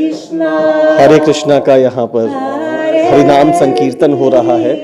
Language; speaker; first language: Hindi; native; Hindi